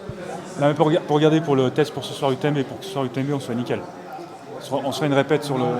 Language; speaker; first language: French; native; French